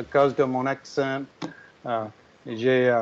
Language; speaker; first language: French; non-native, learner; English